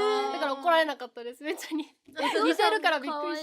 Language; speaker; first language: Japanese; native; Japanese